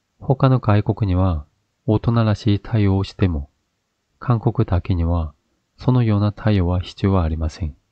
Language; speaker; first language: Japanese; non-native, fluent; Korean